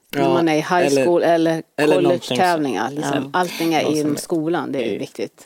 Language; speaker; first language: Swedish; native; Swedish